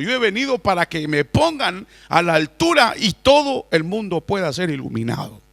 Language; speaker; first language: Spanish; native; Spanish